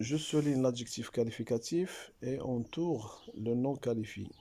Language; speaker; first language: French; non-native, local second language; Arabic